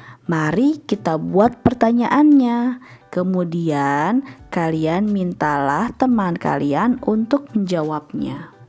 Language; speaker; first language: Indonesian; native; Indonesian